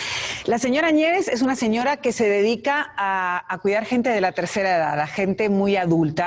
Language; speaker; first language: Spanish; native; Spanish